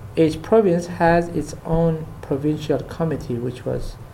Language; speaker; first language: English; non-native, fluent; Persian